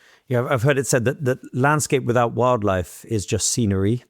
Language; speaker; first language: English; native; English